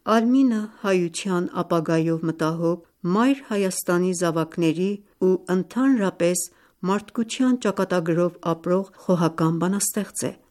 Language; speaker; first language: Armenian; early bilingual, heritage; Armenian